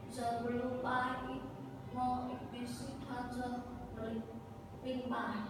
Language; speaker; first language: English; non-native, learner; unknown